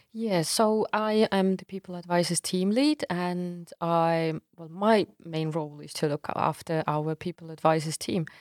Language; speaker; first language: English; non-native, fluent; Estonian